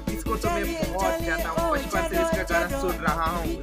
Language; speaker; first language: Hindi; non-native, local second language; Khasi